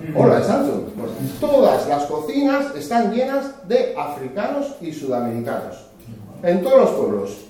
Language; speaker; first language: Spanish; native; Spanish